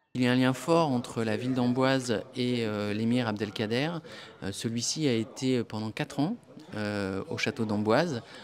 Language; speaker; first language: French; native; French